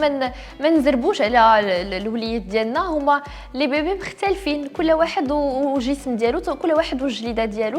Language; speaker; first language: Arabic; native; Arabic